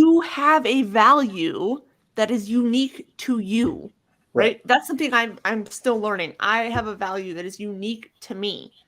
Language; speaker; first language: English; native; English